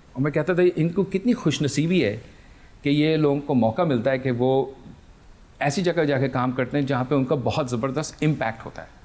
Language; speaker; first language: Urdu; early bilingual, heritage; Urdu